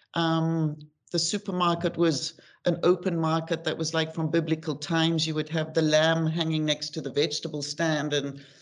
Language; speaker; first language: English; native; English